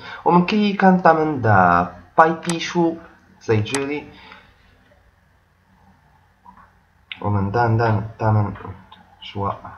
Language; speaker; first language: Chinese; non-native, learner; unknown